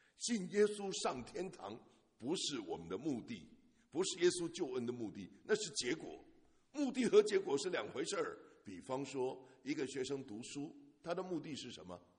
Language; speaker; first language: Chinese; native; Chinese